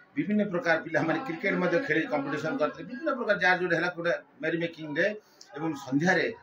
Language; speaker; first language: Odia; non-native, local second language; Telugu